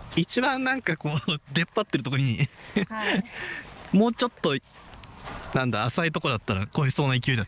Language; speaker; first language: Japanese; native; Japanese